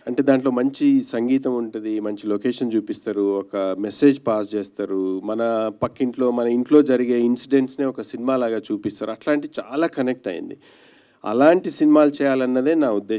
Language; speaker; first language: Telugu; native; Telugu